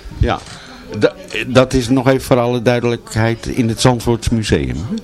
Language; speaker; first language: Dutch; native; Dutch